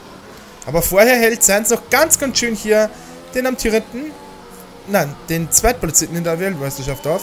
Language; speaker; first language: German; native; German